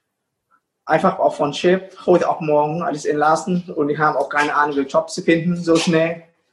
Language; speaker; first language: German; non-native, fluent; Vietnamese